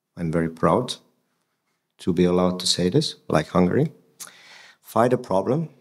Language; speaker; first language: English; non-native, fluent; Hungarian